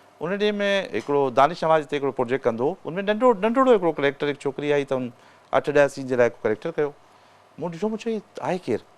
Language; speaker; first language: Sindhi; native; Sindhi